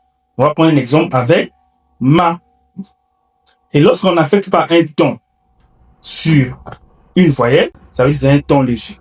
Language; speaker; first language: French; non-native, fluent; Chinese